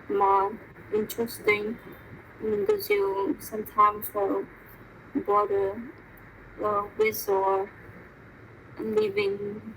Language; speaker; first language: English; non-native, learner; Vietnamese